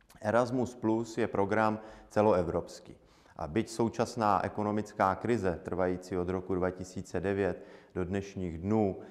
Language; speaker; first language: Czech; native; Czech